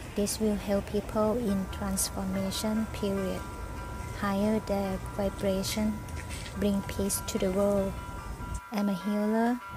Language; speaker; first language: English; non-native, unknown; Thai